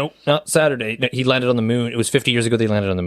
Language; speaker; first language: English; native; English